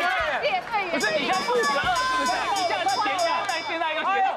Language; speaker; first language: Chinese; native; Chinese